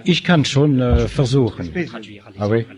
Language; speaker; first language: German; non-native, learner; French